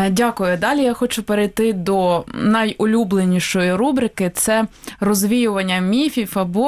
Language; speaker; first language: Ukrainian; native; Ukrainian